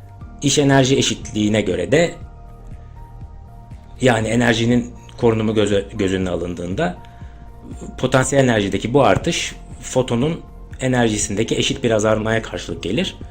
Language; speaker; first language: Turkish; native; Turkish